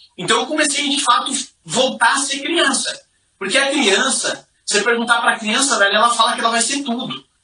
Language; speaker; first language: Portuguese; native; Portuguese